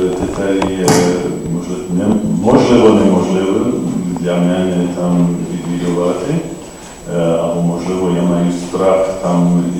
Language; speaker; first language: Ukrainian; non-native, fluent; English